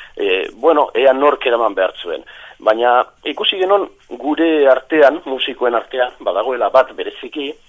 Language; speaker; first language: Basque; native; Basque